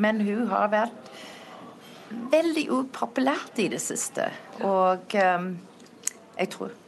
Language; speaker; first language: Norwegian; non-native, learner; English